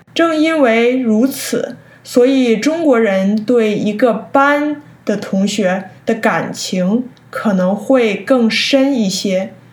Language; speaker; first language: Chinese; early bilingual, heritage; Chinese